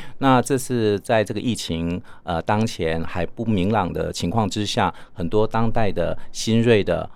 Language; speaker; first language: Chinese; native; Chinese